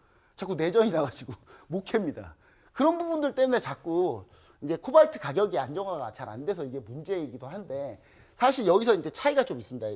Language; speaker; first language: Korean; native; Korean